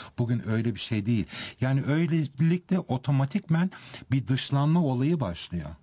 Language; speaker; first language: Turkish; early bilingual, heritage; Turkish